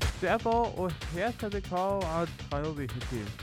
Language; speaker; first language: German; non-native, learner; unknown